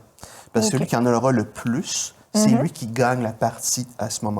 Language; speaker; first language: French; native; French